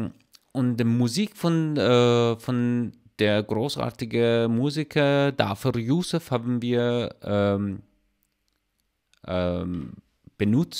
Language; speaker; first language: German; non-native, learner; Persian